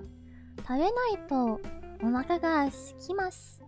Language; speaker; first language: Japanese; non-native, learner; English